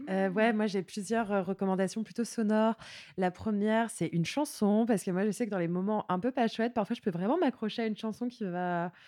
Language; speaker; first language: French; native; French